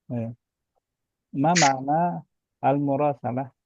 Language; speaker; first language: Arabic; non-native, fluent; Indonesian